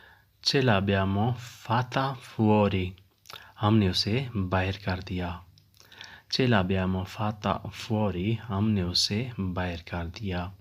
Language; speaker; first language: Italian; non-native, learner; Urdu